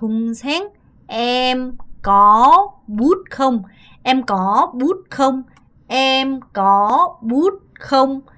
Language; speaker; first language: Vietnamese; non-native, fluent; Korean